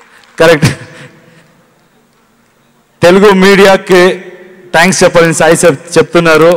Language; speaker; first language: Telugu; non-native, learner; Kannada